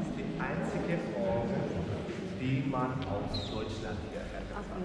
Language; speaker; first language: German; non-native, fluent; Armenian